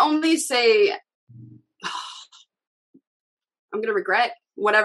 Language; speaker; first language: English; native; English